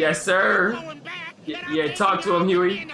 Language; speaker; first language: English; native; English